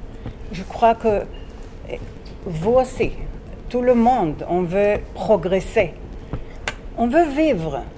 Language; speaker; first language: French; non-native, fluent; Hebrew